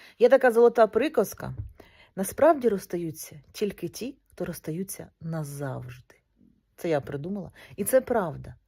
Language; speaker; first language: Ukrainian; non-native, local second language; Russian